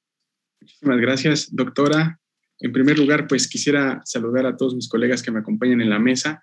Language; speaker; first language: Spanish; native; Spanish